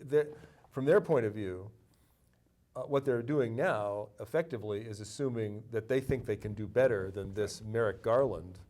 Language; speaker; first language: English; native; English